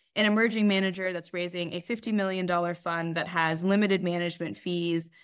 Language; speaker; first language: English; native; English